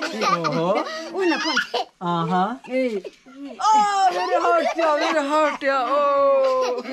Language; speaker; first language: English; non-native, learner; Turkish